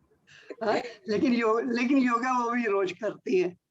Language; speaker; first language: Hindi; native; Hindi